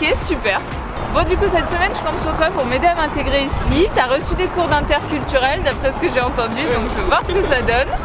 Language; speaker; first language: French; native; French